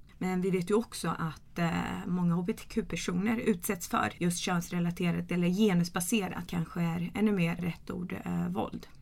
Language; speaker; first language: Swedish; early bilingual, other home language; Kurdish